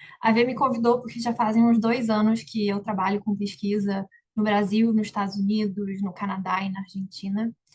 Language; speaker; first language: Portuguese; native; Portuguese